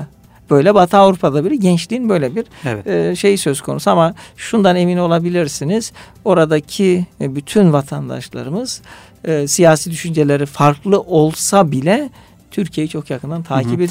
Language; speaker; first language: Turkish; native; Turkish